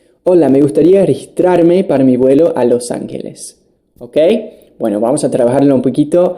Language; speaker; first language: Spanish; non-native, fluent; English